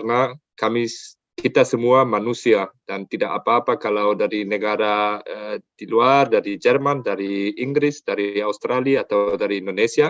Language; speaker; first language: Indonesian; non-native, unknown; German